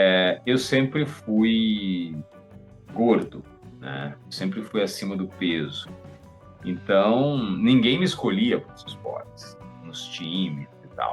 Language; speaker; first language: Portuguese; native; Portuguese